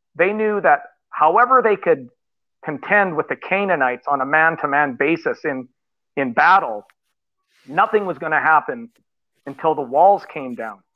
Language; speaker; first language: English; native; English